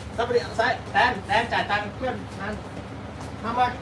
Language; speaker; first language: English; non-native, learner; Thai